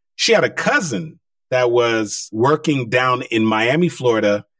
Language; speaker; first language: English; early bilingual, other home language; Haitian Creole